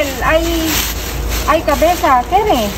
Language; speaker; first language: Spanish; non-native, learner; Filipino